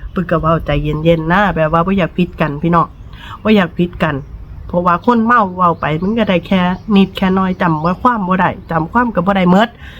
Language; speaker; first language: Thai; native; Thai